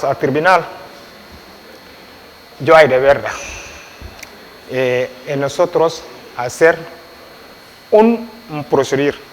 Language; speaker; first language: Spanish; non-native, learner; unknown